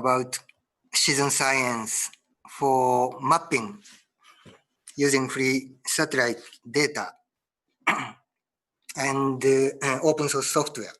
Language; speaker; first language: English; non-native, learner; Japanese